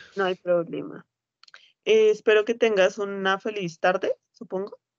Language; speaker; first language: Spanish; native; Spanish